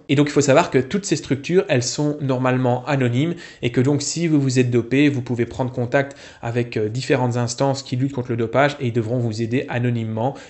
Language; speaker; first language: French; native; French